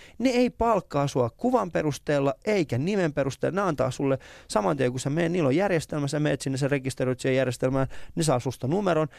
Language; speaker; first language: Finnish; early bilingual, other home language; Persian